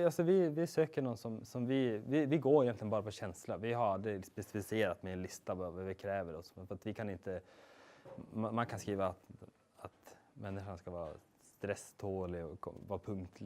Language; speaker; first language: Swedish; native; Swedish